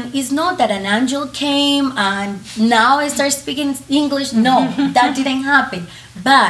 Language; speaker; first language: English; non-native, fluent; Spanish